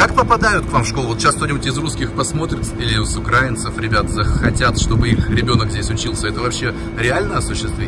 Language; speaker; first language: Russian; native; Russian